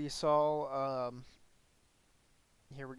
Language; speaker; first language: English; native; English